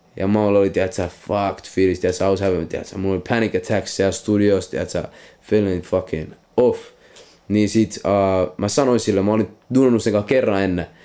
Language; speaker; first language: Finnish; non-native, local second language; Swedish